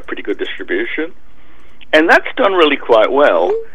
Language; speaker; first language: English; native; English